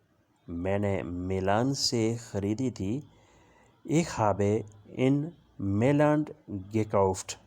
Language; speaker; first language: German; non-native, learner; Urdu